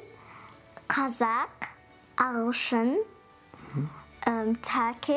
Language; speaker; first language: Kazakh; early bilingual, heritage; Kazakh